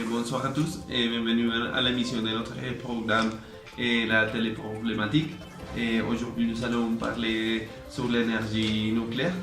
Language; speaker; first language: French; non-native, learner; Spanish